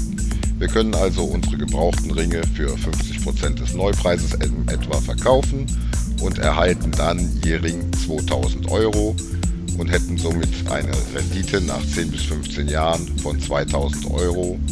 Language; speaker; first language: German; native; German